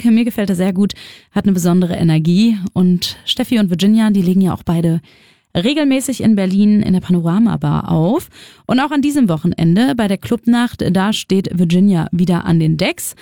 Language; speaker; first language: German; native; German